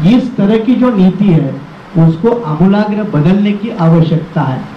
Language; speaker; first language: Hindi; non-native, local second language; Marathi